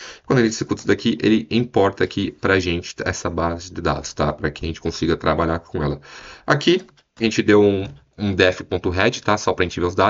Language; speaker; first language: Portuguese; native; Portuguese